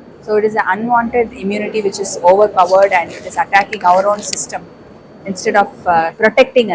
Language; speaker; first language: English; non-native, local second language; Tamil